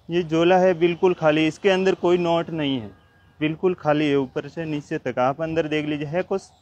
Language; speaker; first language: Hindi; native; Hindi